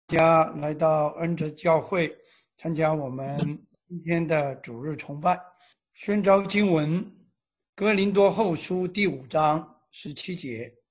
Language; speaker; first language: Chinese; native; Chinese